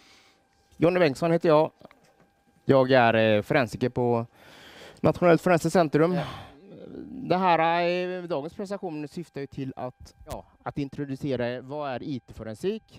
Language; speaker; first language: Swedish; native; Swedish